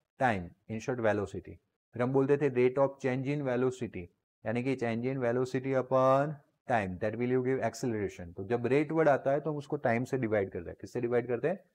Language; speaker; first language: Hindi; non-native, local second language; Gujarati